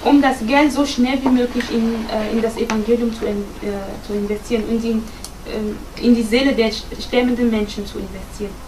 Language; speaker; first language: German; non-native, fluent; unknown